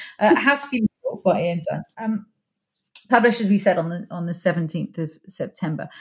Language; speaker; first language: English; native; English